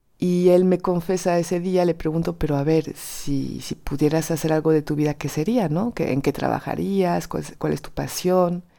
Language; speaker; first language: Spanish; non-native, fluent; French